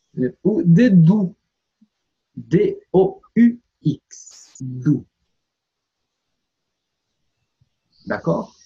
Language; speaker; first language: French; non-native, fluent; Portuguese